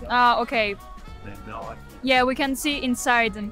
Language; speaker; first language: English; non-native, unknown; French